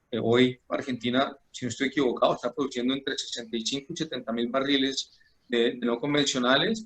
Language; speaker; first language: Spanish; native; Spanish